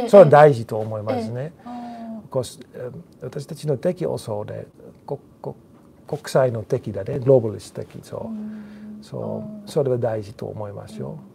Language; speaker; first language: Japanese; non-native, learner; Dutch